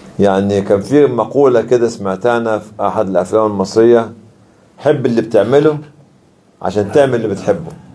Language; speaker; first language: Arabic; native; Arabic